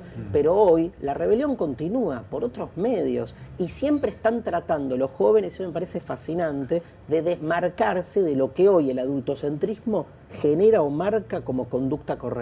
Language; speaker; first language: Spanish; native; Spanish